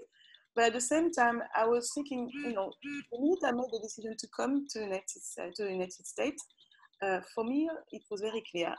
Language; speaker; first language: English; non-native, fluent; French